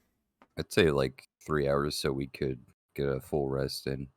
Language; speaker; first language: English; native; English